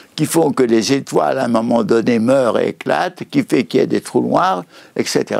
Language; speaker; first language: French; native; French